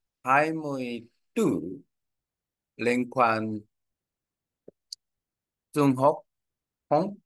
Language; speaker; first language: Vietnamese; non-native, learner; Korean